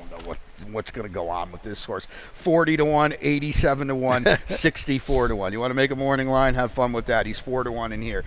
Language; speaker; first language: English; native; English